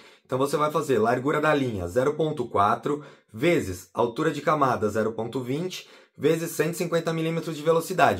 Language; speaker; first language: Portuguese; native; Portuguese